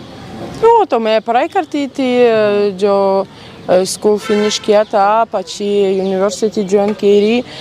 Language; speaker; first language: Hindi; non-native, learner; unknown